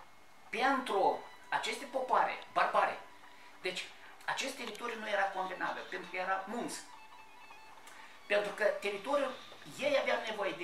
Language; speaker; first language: Romanian; native; Romanian